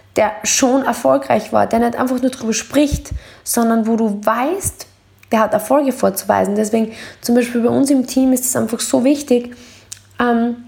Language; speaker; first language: German; native; German